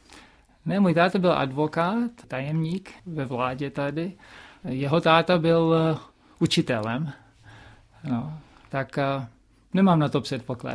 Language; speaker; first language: Czech; early bilingual, heritage; Czech